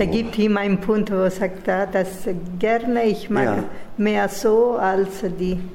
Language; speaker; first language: German; non-native, fluent; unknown